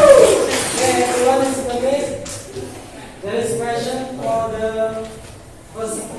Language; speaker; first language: English; non-native, learner; Indonesian